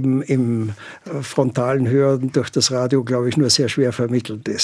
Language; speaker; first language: German; native; German